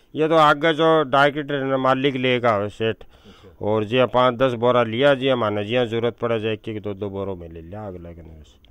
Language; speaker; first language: Hindi; native; Hindi